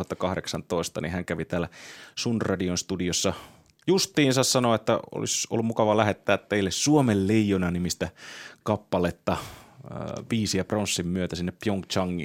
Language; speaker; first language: Finnish; native; Finnish